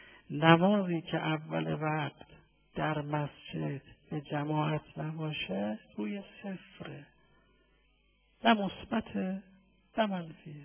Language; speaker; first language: Persian; native; Persian